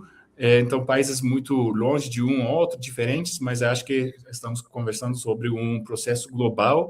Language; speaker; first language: Portuguese; non-native, fluent; Turkish